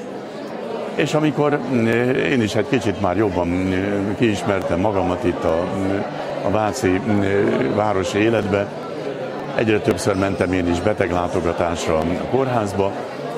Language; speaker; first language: Hungarian; native; Hungarian